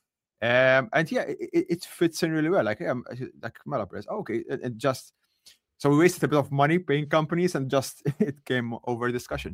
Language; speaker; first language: English; non-native, local second language; Maltese